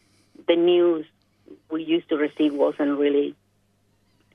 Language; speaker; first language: English; non-native, fluent; Spanish